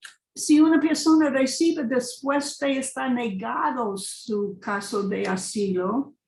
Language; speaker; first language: Spanish; non-native, fluent; English